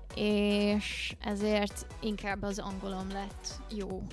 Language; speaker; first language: Hungarian; native; Hungarian